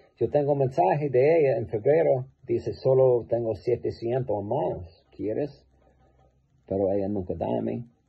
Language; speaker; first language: Spanish; non-native, learner; English